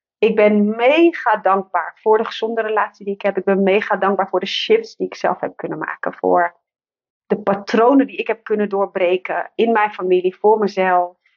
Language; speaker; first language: Dutch; native; Dutch